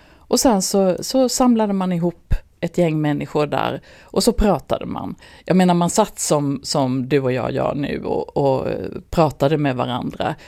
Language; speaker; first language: Swedish; native; Swedish